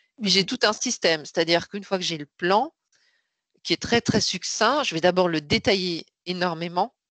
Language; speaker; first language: French; native; French